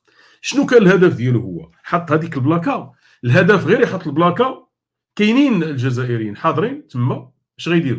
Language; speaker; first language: Arabic; native; Arabic